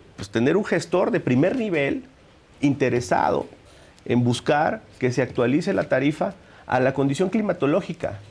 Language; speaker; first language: Spanish; native; Spanish